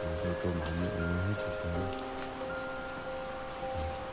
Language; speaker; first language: Korean; non-native, learner; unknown